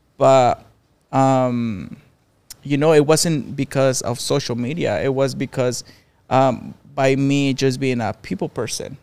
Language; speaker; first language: English; non-native, fluent; Spanish